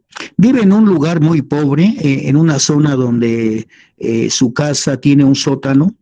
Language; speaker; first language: Spanish; native; Spanish